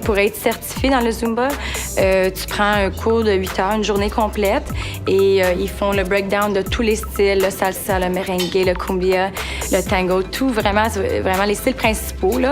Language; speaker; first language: French; native; French